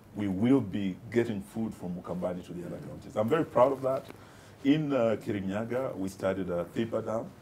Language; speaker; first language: English; non-native, local second language; Luyia